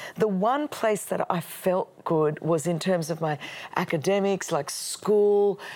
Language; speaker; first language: English; non-native, local second language; Greek